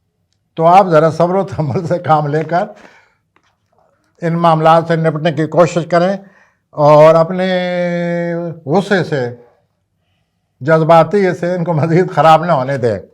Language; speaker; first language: Urdu; native; Urdu